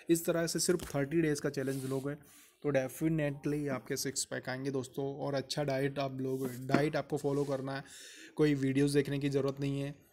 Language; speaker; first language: Hindi; native; Hindi